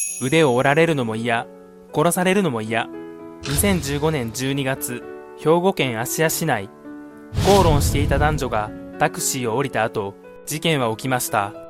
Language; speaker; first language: Japanese; native; Japanese